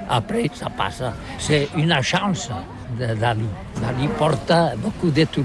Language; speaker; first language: French; non-native, learner; Catalan